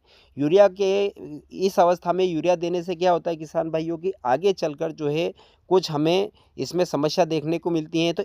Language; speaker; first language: Hindi; native; Hindi